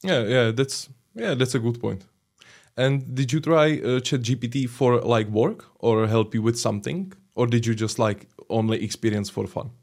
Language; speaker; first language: English; non-native, learner; Czech